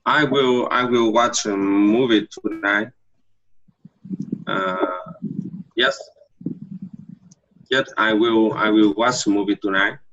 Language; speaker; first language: English; non-native, learner; Vietnamese